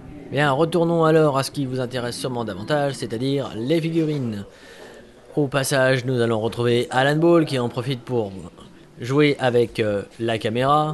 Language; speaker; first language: French; native; French